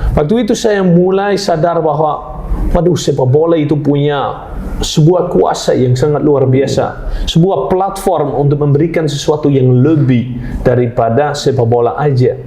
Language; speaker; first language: Indonesian; non-native, fluent; Dutch